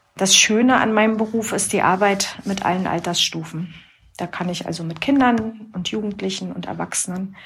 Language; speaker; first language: German; native; German